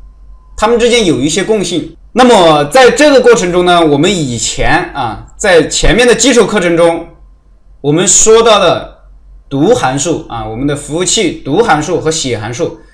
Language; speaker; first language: Chinese; native; Chinese